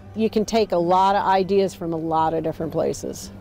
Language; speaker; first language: English; native; English